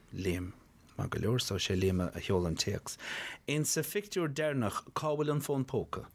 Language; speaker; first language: Irish; native; Irish